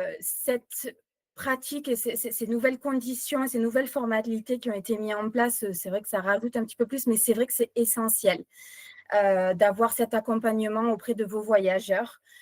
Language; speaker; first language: French; native; French